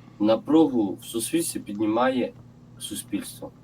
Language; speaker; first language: Ukrainian; non-native, local second language; Russian